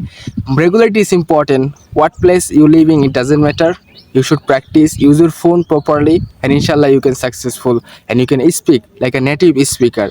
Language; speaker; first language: English; non-native, learner; Bangla